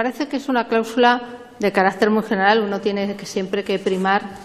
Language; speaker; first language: Spanish; native; Spanish